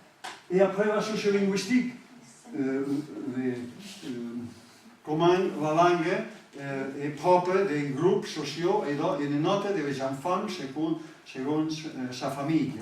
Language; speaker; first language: French; non-native, learner; Catalan